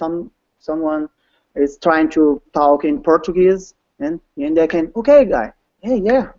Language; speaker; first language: English; non-native, learner; Portuguese